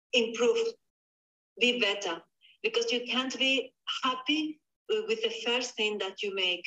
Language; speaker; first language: English; non-native, learner; Spanish